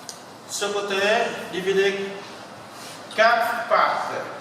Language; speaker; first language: French; non-native, learner; Vietnamese